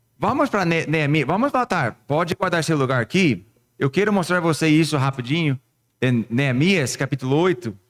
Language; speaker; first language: Portuguese; non-native, fluent; English